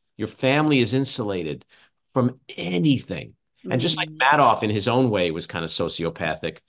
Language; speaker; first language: English; native; English